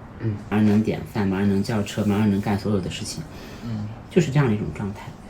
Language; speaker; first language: Chinese; native; Chinese